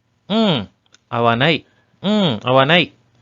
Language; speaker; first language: Japanese; non-native, learner; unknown